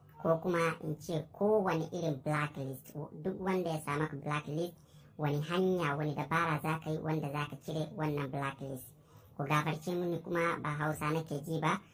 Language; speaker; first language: Hausa; non-native, local second language; Fula